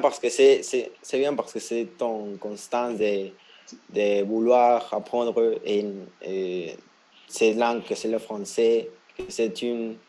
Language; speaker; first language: French; non-native, fluent; Spanish